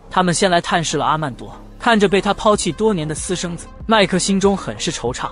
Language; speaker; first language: Chinese; native; Chinese